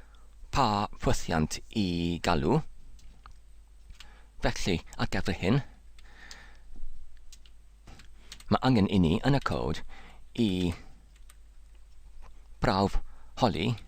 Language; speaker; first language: Welsh; non-native, learner; English